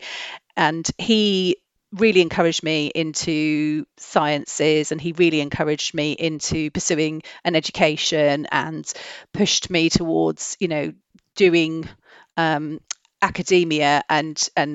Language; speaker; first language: English; native; English